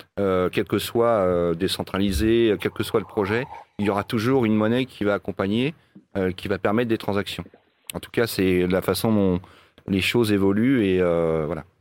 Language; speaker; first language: French; native; French